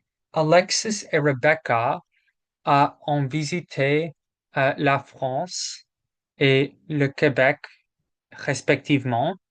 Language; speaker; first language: French; non-native, learner; English